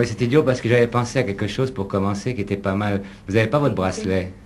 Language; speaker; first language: French; native; French